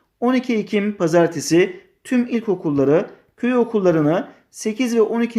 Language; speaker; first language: Turkish; native; Turkish